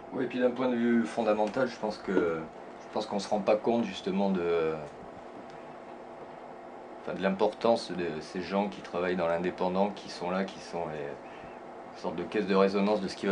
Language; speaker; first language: French; native; French